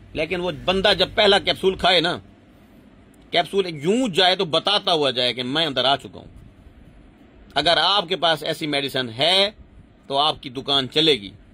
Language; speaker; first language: Urdu; non-native, local second language; Punjabi